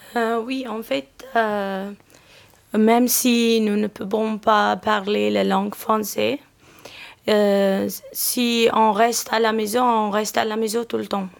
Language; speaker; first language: French; non-native, learner; Amharic